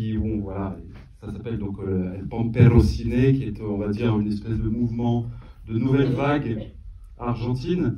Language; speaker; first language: French; native; French